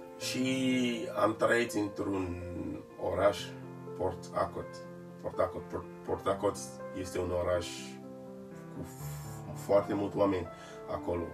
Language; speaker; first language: Romanian; non-native, learner; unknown